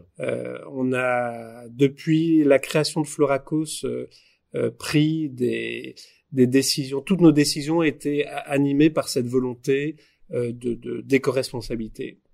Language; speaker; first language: French; native; French